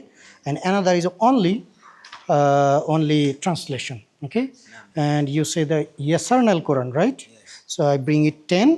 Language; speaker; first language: English; non-native, learner; Bangla